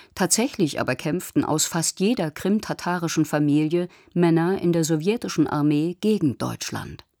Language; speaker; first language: German; native; German